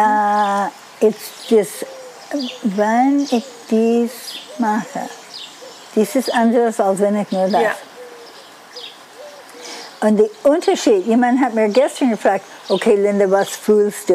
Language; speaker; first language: German; non-native, learner; English